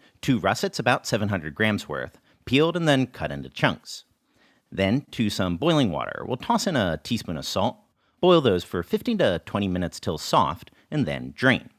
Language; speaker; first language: English; native; English